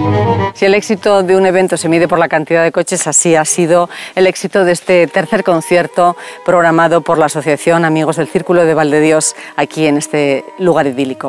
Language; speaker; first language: Spanish; native; Spanish